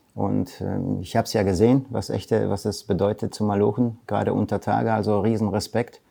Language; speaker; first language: German; early bilingual, other home language; Polish